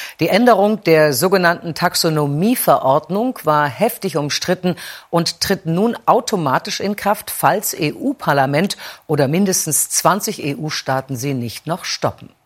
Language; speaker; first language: German; native; German